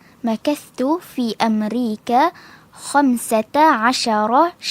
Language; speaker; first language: Arabic; non-native, learner; Malay